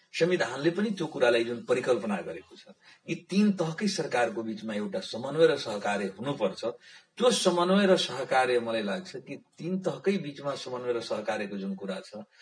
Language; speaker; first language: Nepali; non-native, local second language; Bhojpuri